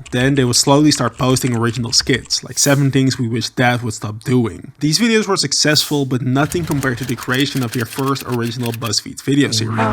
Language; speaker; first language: English; native; English